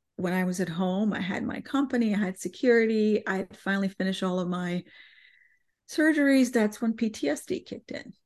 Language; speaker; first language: English; non-native, fluent; Bosnian